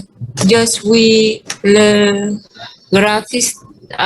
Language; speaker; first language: French; non-native, learner; Vietnamese